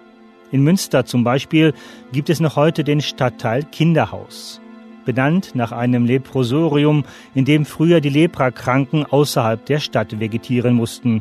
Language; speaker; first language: German; native; German